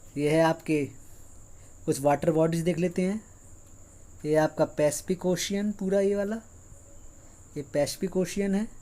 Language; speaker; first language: Hindi; native; Hindi